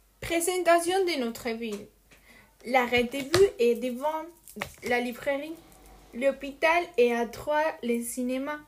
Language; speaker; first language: French; non-native, learner; Spanish